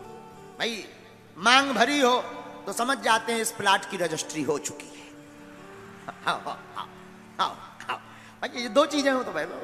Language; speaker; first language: Hindi; native; Hindi